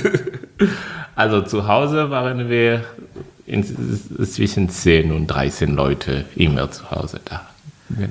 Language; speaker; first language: German; non-native, fluent; French